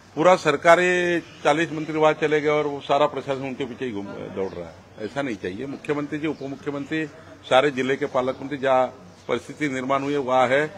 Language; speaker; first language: Hindi; non-native, local second language; Marathi